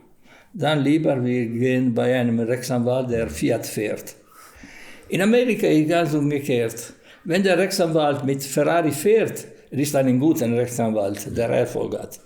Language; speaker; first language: German; non-native, fluent; Italian